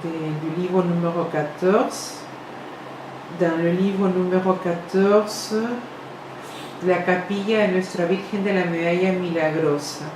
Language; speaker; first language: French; non-native, fluent; Spanish